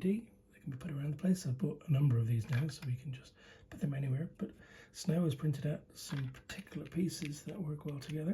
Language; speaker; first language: English; native; English